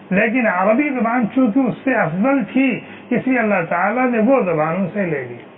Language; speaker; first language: Urdu; native; Urdu